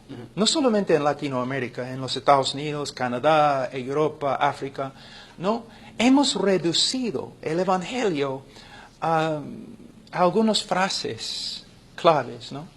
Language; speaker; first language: Spanish; non-native, fluent; English